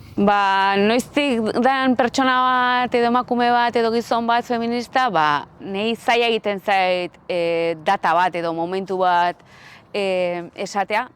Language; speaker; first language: Basque; non-native, local second language; Spanish